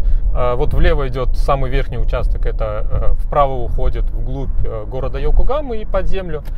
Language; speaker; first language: Russian; native; Russian